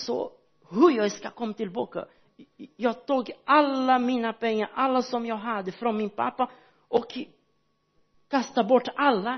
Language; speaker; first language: Swedish; non-native, learner; Portuguese